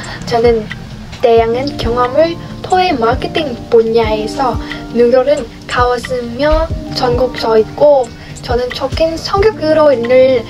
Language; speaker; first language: Korean; non-native, learner; Vietnamese